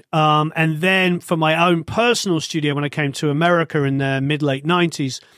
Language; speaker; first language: English; native; English